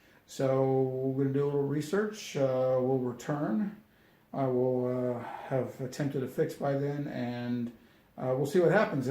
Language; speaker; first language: English; native; English